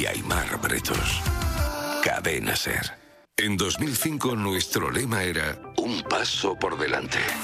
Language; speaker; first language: Spanish; native; Spanish